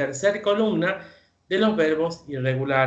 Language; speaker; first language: Spanish; native; Spanish